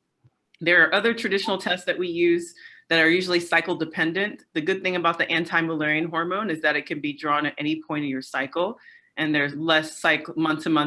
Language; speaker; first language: English; native; English